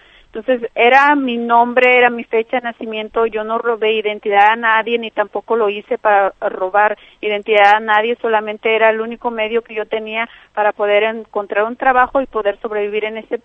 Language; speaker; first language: Spanish; native; Spanish